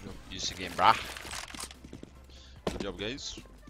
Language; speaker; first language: English; non-native, fluent; Swedish